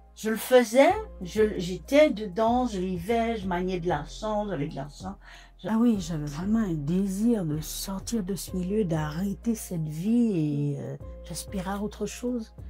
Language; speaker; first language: French; native; French